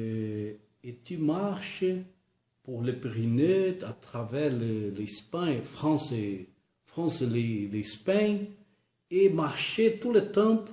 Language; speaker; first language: French; non-native, learner; Portuguese